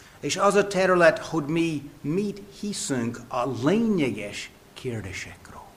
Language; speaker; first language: Hungarian; non-native, fluent; English